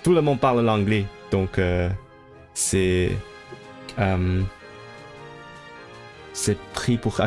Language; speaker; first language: French; non-native, learner; Cantonese